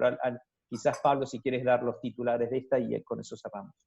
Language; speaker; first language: Spanish; native; Spanish